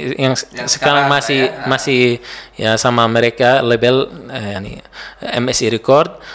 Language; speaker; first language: Indonesian; non-native, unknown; Arabic